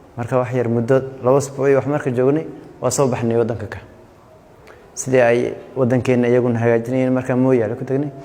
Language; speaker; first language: Somali; non-native, local second language; Oromo